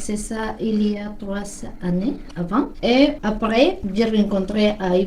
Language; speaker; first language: French; non-native, learner; Spanish